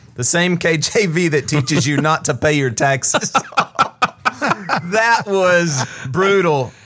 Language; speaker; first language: English; native; English